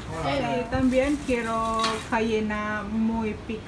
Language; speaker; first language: Spanish; non-native, learner; Indonesian